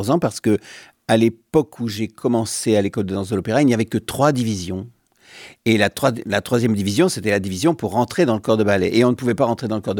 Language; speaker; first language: French; native; French